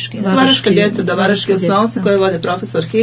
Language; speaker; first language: Serbian; native; Serbian